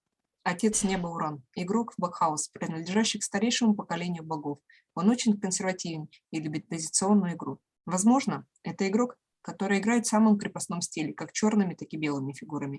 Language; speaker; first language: Russian; native; Russian